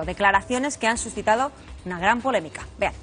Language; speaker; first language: Spanish; native; Spanish